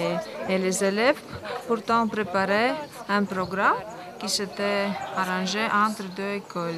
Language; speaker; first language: French; non-native, fluent; Latvian